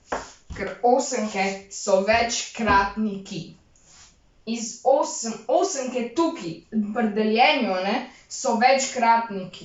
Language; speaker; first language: Slovenian; native; Slovenian